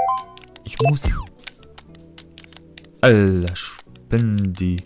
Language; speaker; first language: German; non-native, fluent; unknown